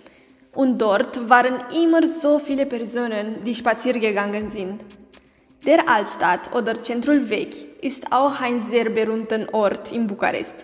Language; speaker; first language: German; non-native, learner; Romanian